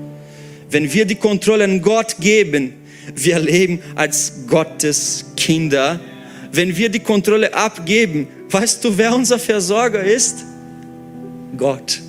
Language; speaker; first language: German; non-native, fluent; Portuguese